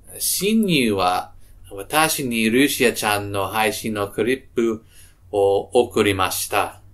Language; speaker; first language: Japanese; non-native, learner; English